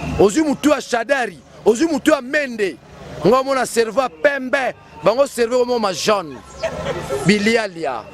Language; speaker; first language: Lingala; non-native, local second language; Kongo